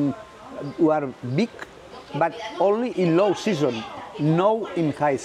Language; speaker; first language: English; non-native, learner; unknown